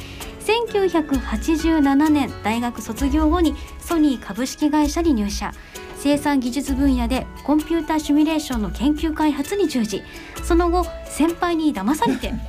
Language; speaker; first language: Japanese; native; Japanese